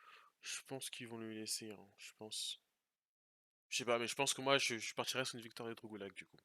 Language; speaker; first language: French; native; French